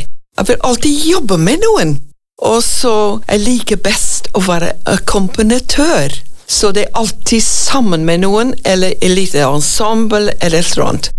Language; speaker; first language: Norwegian; non-native, fluent; English